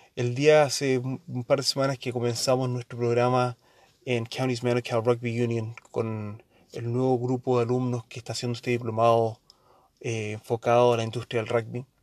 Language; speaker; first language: Spanish; early bilingual, heritage; Spanish